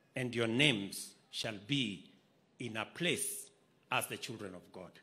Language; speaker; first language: English; non-native, local second language; Swahili